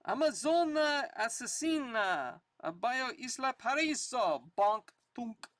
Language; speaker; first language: Spanish; non-native, learner; English